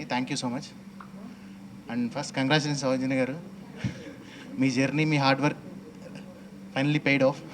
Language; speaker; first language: Telugu; native; Telugu